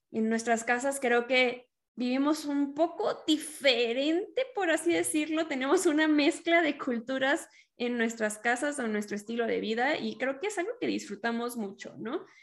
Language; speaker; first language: Spanish; native; Spanish